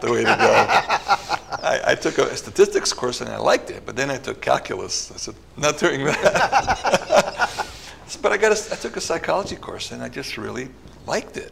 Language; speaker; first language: English; early bilingual, other home language; Italian